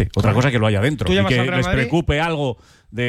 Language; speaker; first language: Spanish; native; Spanish